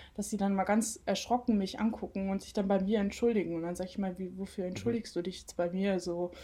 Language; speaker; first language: German; native; German